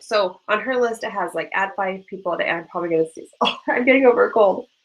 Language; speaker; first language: English; native; English